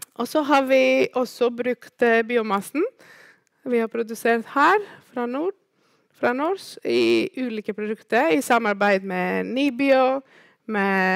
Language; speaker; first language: Norwegian; non-native, fluent; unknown